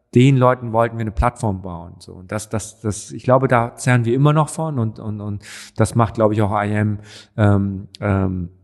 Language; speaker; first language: German; native; German